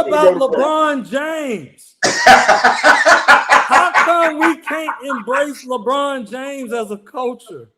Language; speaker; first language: English; native; English